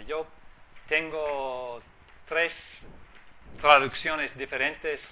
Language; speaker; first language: Spanish; non-native, fluent; English